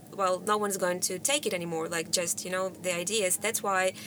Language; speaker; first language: English; non-native, fluent; Russian